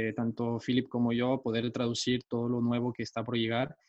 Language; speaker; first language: Spanish; non-native, fluent; French